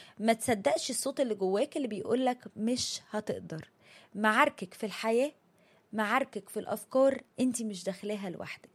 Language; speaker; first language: Egyptian Arabic; native; Egyptian Arabic